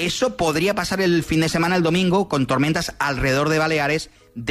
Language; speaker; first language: Spanish; native; Spanish